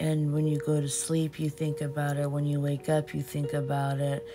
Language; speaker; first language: English; early bilingual, other home language; Portuguese